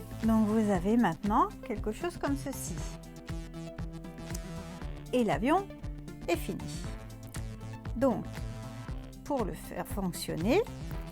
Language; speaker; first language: French; native; French